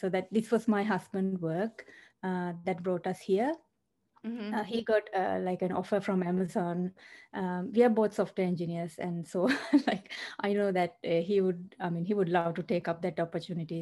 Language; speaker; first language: English; non-native, local second language; Sinhala